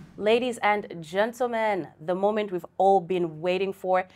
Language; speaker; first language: English; non-native, local second language; Bemba